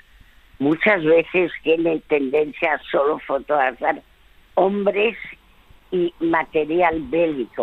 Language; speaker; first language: Spanish; early bilingual, other home language; French